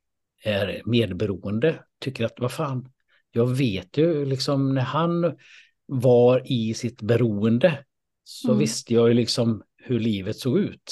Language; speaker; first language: Swedish; native; Swedish